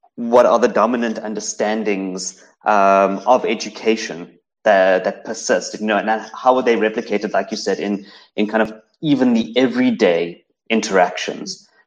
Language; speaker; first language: English; native; English